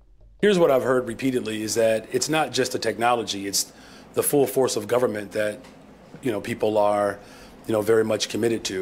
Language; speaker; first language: English; native; English